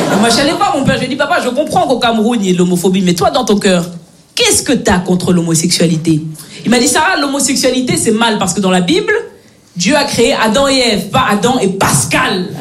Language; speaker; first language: French; native; French